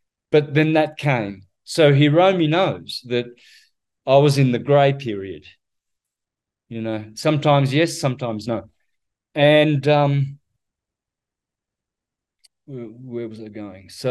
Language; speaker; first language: English; native; English